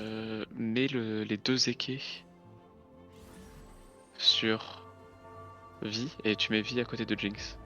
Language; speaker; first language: French; native; French